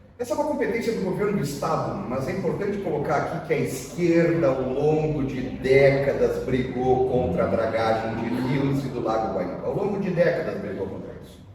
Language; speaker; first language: Portuguese; native; Portuguese